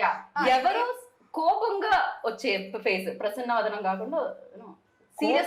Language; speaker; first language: Telugu; native; Telugu